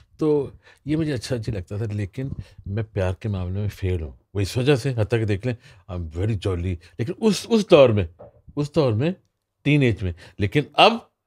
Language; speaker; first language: Urdu; non-native, local second language; Punjabi